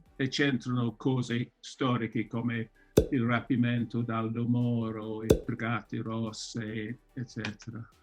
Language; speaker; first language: Italian; non-native, fluent; English